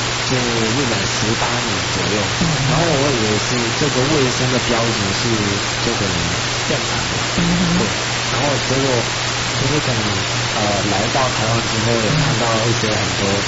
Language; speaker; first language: Chinese; non-native, fluent; Japanese